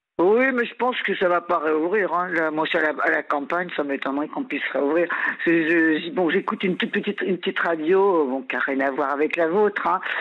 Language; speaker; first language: French; native; French